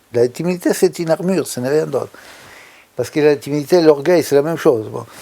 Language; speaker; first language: French; non-native, fluent; Spanish